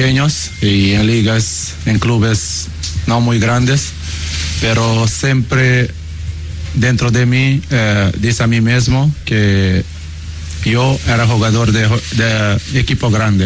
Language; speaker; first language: Portuguese; non-native, local second language; Kabuverdianu